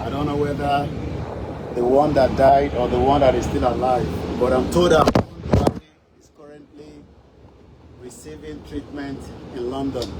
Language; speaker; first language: English; non-native, local second language; Yoruba